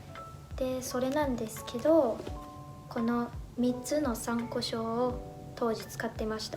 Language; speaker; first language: Japanese; non-native, fluent; Chinese